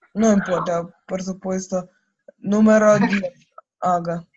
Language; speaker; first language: Spanish; non-native, learner; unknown